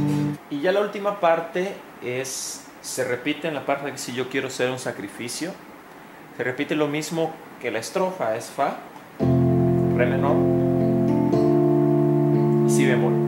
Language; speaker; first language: Spanish; native; Spanish